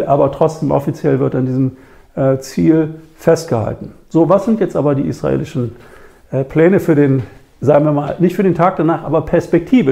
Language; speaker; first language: German; native; German